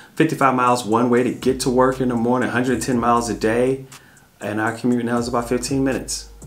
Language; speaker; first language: English; native; English